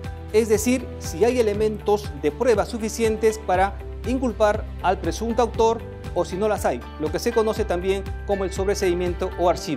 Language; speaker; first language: Spanish; native; Spanish